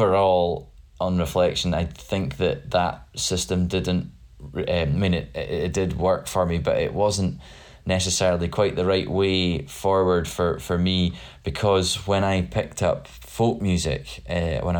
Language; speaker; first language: English; native; English